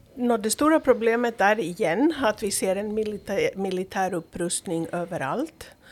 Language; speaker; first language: Swedish; non-native, fluent; Greek